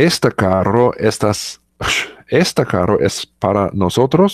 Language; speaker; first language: Spanish; non-native, learner; English